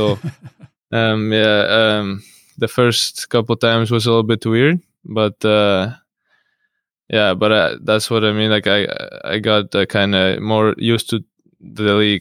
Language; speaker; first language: English; non-native, fluent; Russian